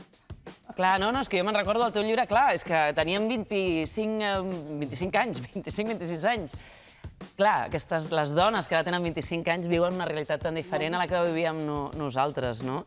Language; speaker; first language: Catalan; native; Catalan